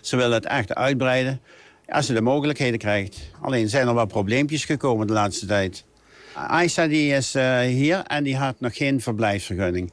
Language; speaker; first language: Dutch; native; Dutch